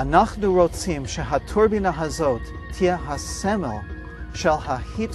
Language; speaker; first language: Hebrew; non-native, fluent; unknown